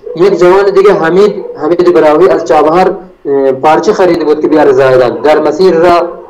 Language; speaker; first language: Persian; non-native, local second language; Baluchi